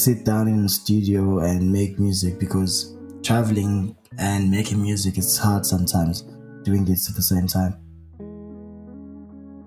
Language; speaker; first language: English; non-native, local second language; Zulu